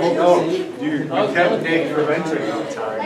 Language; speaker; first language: English; native; English